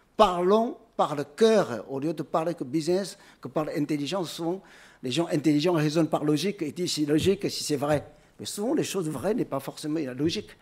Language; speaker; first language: French; non-native, fluent; Chinese